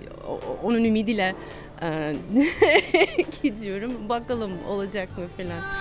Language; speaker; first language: Turkish; non-native, fluent; English